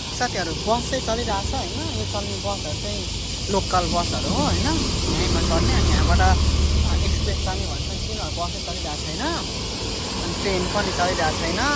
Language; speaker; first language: Nepali; native; Nepali